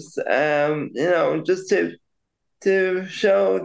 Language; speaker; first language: English; native; English